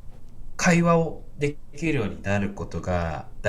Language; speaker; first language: Japanese; native; Japanese